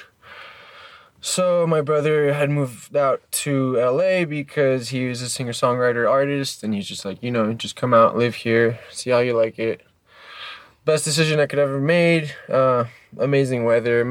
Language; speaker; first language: English; early bilingual, other home language; French